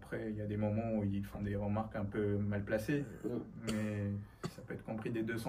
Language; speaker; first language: French; early bilingual, other home language; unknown